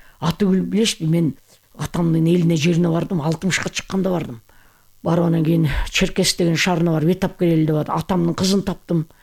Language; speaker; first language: Kyrgyz; native; Kyrgyz